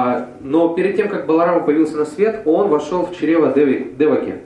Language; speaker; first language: Russian; native; Russian